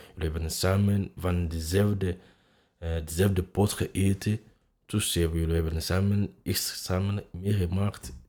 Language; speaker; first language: Dutch; non-native, fluent; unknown